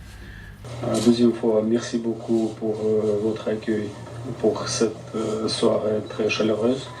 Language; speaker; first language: French; non-native, fluent; Russian